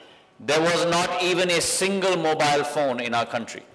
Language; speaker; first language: English; non-native, local second language; Hindi